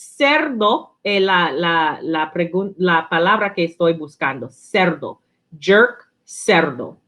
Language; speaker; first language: Spanish; non-native, learner; English